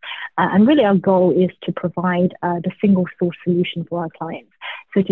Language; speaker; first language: English; native; English